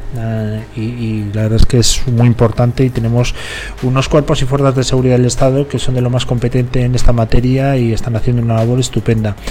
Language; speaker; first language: Spanish; native; Spanish